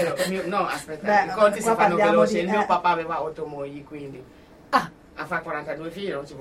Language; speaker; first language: Italian; non-native, fluent; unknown